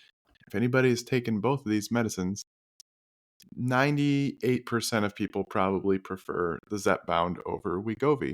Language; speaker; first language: English; native; English